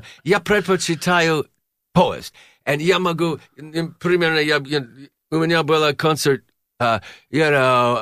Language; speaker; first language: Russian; non-native, learner; English